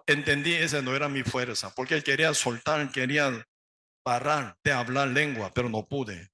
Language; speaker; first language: Spanish; non-native, learner; Korean